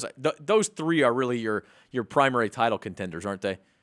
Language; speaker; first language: English; native; English